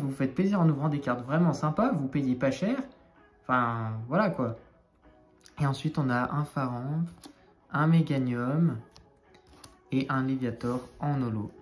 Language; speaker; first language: French; native; French